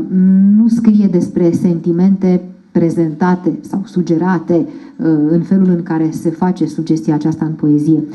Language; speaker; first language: Romanian; native; Romanian